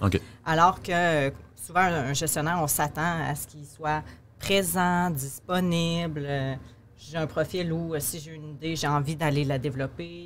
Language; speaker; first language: French; native; French